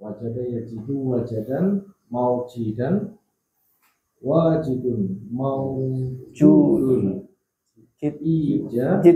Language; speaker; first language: Arabic; non-native, learner; Indonesian